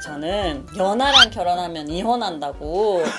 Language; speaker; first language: Korean; non-native, fluent; English